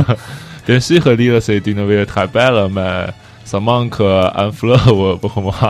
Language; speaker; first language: French; non-native, learner; Chinese